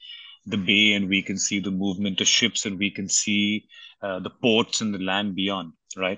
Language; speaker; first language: English; non-native, local second language; Hindi